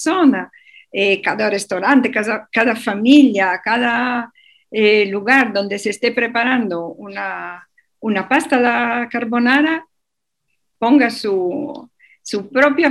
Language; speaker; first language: Spanish; non-native, fluent; Italian